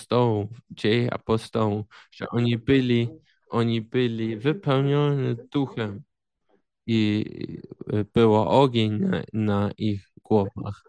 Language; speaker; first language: Polish; early bilingual, heritage; Polish